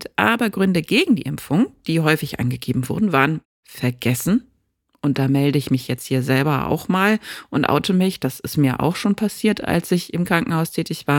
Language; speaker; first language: German; native; German